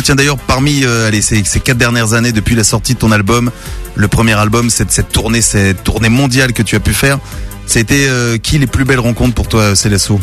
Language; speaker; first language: French; native; French